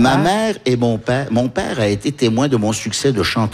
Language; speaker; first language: French; early bilingual, heritage; French